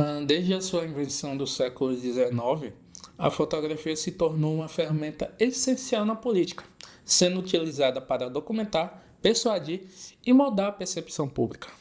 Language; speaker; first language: Portuguese; native; Portuguese